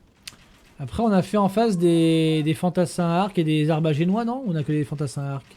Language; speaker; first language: French; native; French